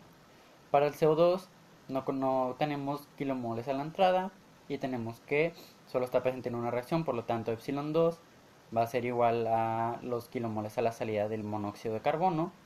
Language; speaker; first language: Spanish; native; Spanish